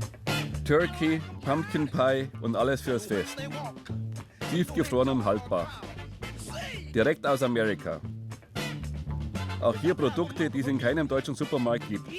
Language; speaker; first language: German; native; German